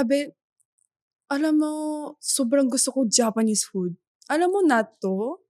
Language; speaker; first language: Filipino; non-native, learner; Japanese